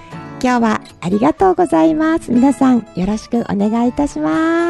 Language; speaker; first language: Japanese; native; Japanese